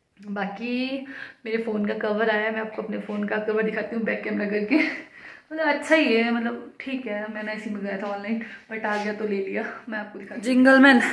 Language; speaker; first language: Hindi; non-native, local second language; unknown